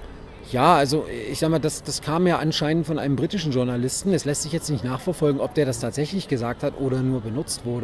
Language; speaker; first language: German; native; German